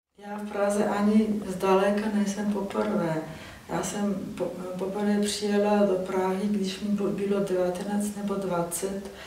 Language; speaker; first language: Czech; non-native, fluent; Slovenian